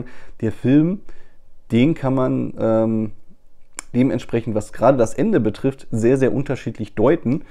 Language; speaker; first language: German; native; German